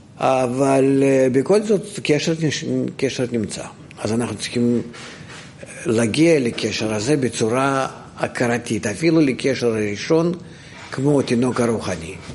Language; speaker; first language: Hebrew; non-native, fluent; Russian